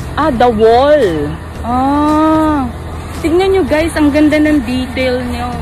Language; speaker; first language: Filipino; native; Filipino